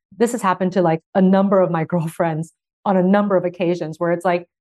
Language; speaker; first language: English; early bilingual, other home language; Chinese